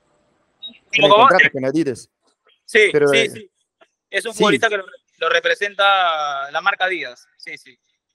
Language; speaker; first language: Spanish; native; Spanish